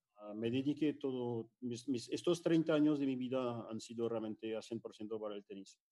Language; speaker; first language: Spanish; non-native, fluent; French